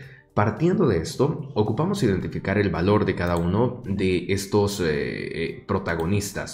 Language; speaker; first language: Spanish; native; Spanish